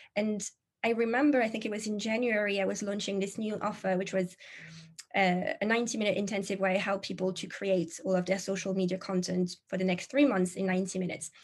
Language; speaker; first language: English; non-native, fluent; French